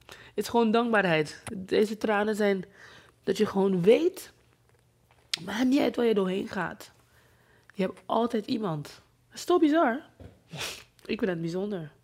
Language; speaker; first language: Dutch; non-native, fluent; English